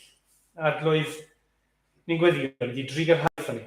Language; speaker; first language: Welsh; native; Welsh